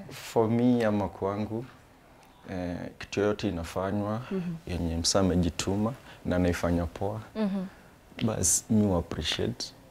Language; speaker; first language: Swahili; native; Swahili